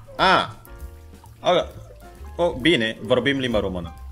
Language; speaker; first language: Romanian; non-native, learner; Indonesian